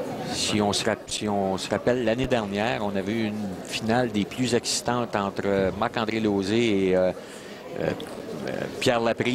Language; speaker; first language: French; native; French